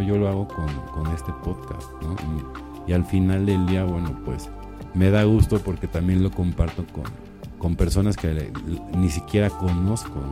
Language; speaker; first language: Spanish; native; Spanish